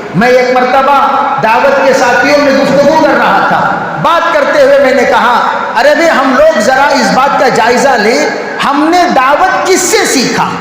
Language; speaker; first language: Urdu; native; Urdu